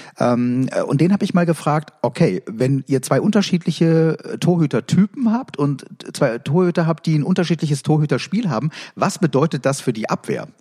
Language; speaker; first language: German; native; German